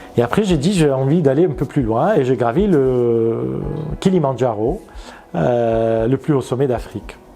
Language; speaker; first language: French; non-native, fluent; Armenian